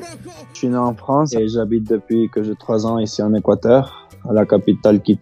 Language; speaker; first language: French; early bilingual, heritage; French